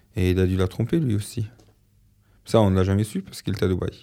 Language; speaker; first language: French; non-native, fluent; Arabic